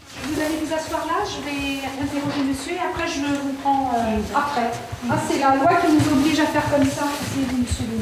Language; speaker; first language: French; native; French